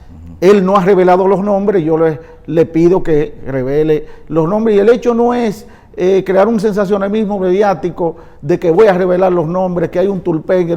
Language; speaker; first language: Spanish; native; Spanish